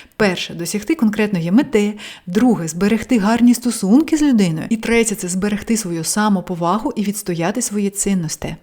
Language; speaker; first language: Ukrainian; non-native, local second language; Russian